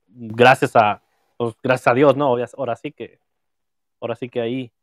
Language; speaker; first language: Spanish; native; Spanish